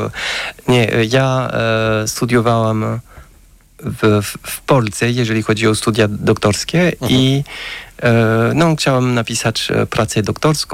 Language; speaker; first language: Polish; non-native, fluent; French